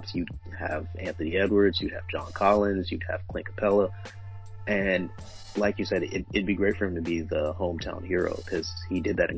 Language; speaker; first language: English; native; English